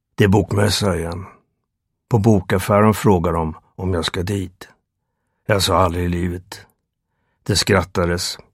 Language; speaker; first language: Swedish; native; Swedish